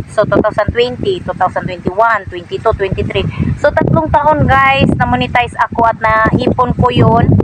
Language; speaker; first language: Filipino; non-native, local second language; Cebuano